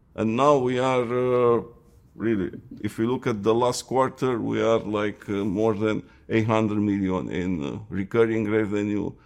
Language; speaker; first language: English; non-native, fluent; Romanian